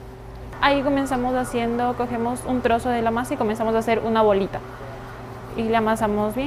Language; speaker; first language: Spanish; native; Spanish